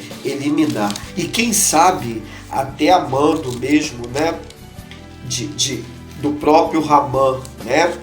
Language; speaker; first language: Portuguese; native; Portuguese